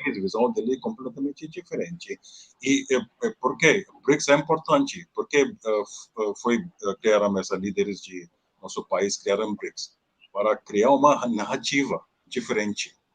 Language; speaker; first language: Portuguese; non-native, learner; Hindi